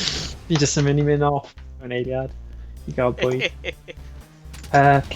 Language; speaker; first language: Welsh; native; Welsh